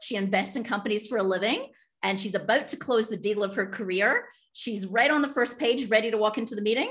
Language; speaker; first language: English; native; English